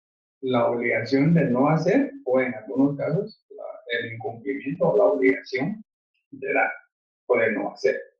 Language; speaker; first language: Spanish; native; Spanish